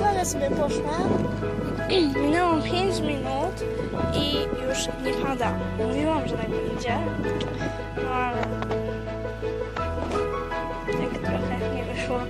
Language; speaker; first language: Polish; native; Polish